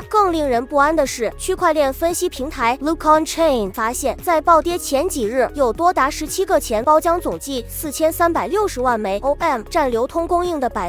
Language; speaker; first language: Chinese; native; Chinese